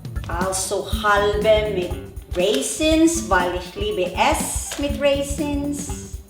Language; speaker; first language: German; non-native, learner; Filipino